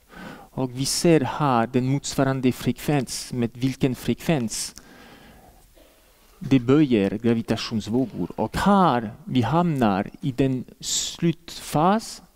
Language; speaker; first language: Swedish; non-native, fluent; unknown